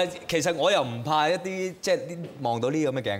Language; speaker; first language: Cantonese; native; Cantonese